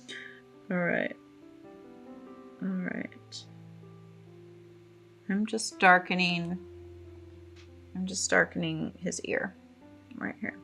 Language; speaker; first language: English; native; English